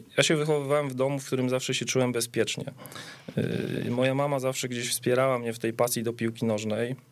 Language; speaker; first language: Polish; native; Polish